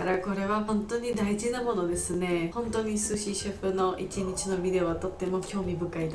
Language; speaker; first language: Japanese; non-native, learner; Georgian